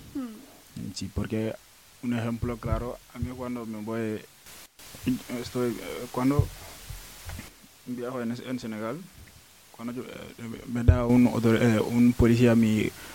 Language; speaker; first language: Spanish; non-native, learner; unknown